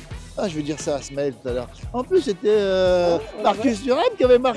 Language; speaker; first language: French; native; French